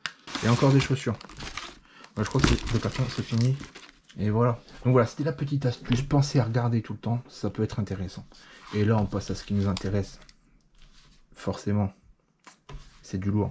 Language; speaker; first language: French; native; French